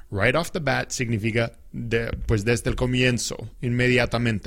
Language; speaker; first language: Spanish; non-native, fluent; English